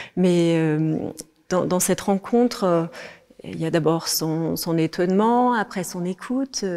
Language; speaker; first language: French; non-native, fluent; Danish